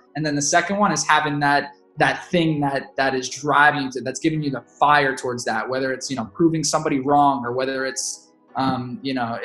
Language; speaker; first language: English; native; English